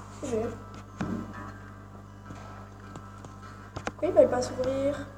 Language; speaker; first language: French; native; French